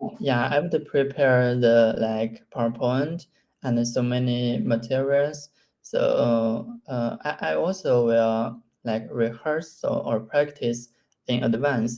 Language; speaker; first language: English; non-native, learner; Chinese